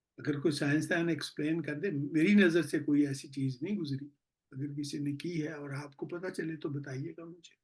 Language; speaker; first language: Urdu; native; Urdu